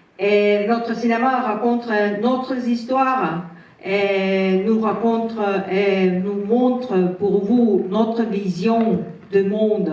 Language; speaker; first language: French; non-native, learner; Estonian